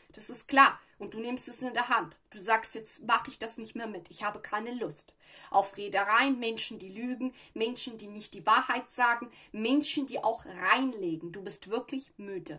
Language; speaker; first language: German; non-native, fluent; Italian